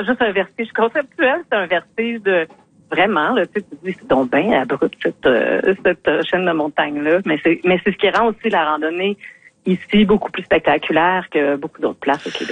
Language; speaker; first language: French; native; French